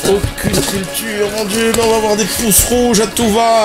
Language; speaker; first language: French; native; French